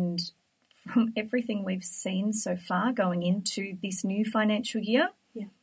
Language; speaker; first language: English; native; English